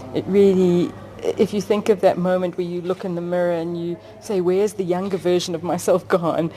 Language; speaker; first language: English; native; English